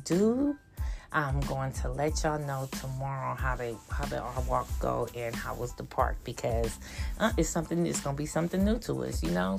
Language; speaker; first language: English; native; English